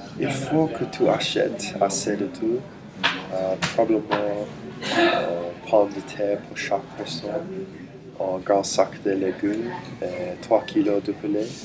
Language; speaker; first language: French; non-native, learner; English